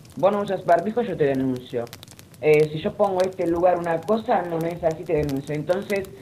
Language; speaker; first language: Spanish; non-native, fluent; Armenian